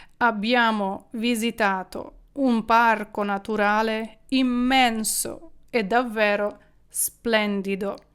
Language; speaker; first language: Italian; non-native, fluent; Ukrainian